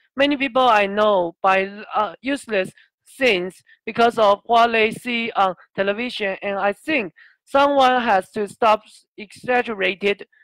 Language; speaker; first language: English; non-native, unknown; Chinese